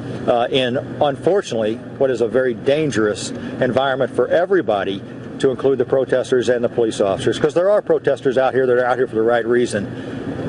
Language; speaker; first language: English; native; English